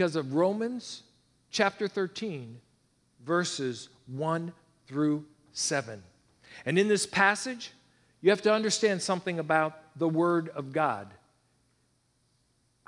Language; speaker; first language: English; native; English